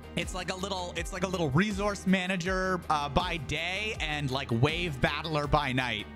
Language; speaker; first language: English; native; English